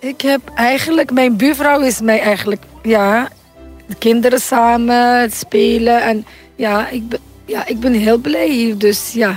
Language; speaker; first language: Dutch; non-native, learner; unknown